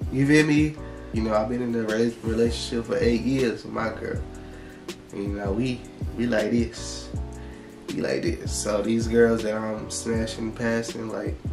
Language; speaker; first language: English; native; English